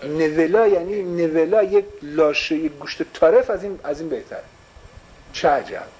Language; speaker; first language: Persian; early bilingual, heritage; Persian